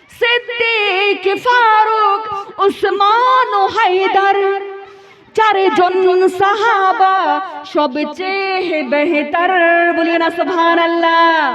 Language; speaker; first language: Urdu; non-native, local second language; Bangla